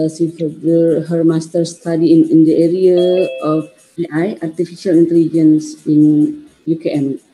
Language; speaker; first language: English; non-native, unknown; Indonesian